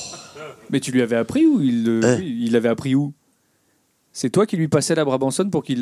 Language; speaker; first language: French; native; French